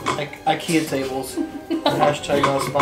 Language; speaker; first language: English; native; English